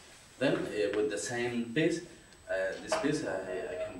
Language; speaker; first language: English; non-native, learner; Spanish